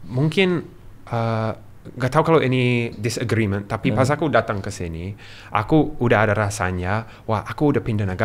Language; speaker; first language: Indonesian; non-native, learner; English